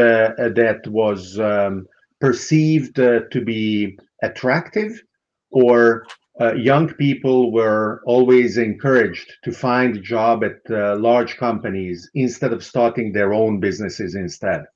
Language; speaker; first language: English; non-native, fluent; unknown